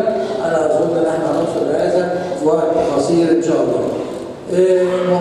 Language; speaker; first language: Arabic; native; Arabic